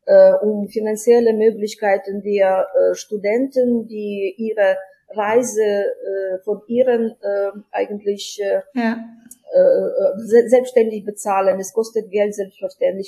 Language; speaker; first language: German; non-native, fluent; Ukrainian